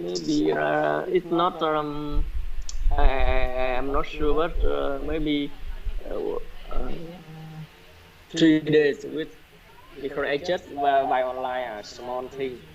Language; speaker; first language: English; non-native, learner; Vietnamese